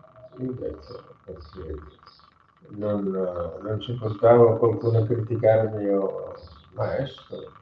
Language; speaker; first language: Italian; non-native, learner; Hindi